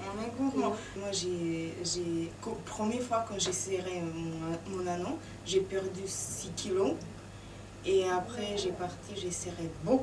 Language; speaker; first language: French; non-native, fluent; Serbian